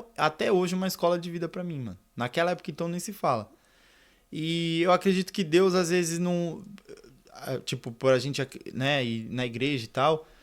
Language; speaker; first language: Portuguese; native; Portuguese